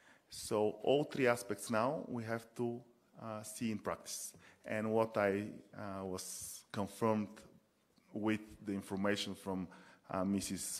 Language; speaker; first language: English; non-native, fluent; Bulgarian